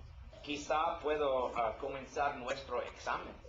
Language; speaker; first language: Spanish; non-native, learner; English